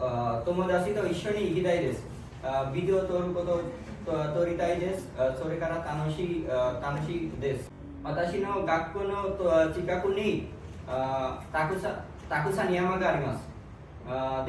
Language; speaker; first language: Japanese; non-native, learner; Bangla